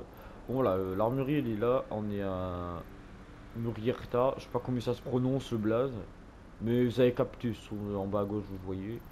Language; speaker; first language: French; native; French